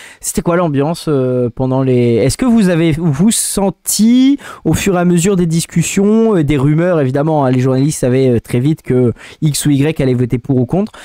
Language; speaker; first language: French; native; French